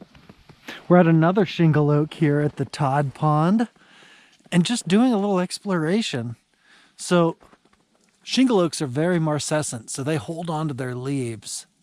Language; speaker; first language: English; native; English